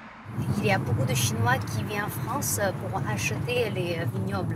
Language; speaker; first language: French; non-native, fluent; Chinese